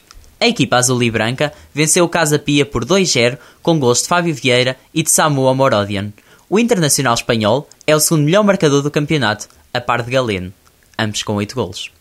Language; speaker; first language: Portuguese; native; Portuguese